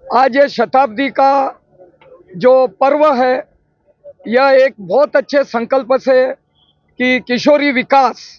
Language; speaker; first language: Hindi; non-native, local second language; Gujarati